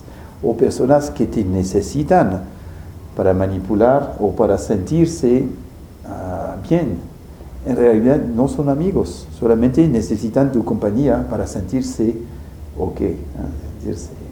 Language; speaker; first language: Spanish; non-native, fluent; French